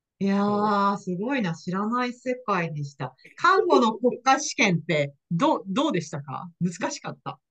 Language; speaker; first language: Japanese; native; Japanese